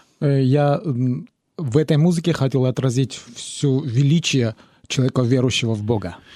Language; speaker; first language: Russian; native; Russian